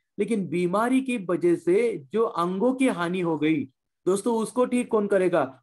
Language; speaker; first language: Hindi; non-native, local second language; Marathi